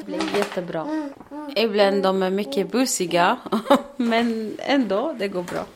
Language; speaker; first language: Swedish; non-native, learner; Arabic